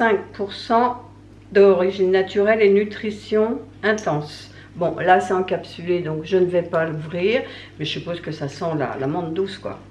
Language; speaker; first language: French; native; French